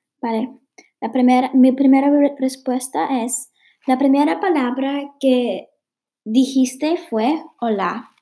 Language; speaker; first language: Spanish; non-native, learner; English